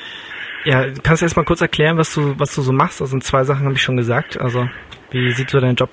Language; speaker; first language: German; native; German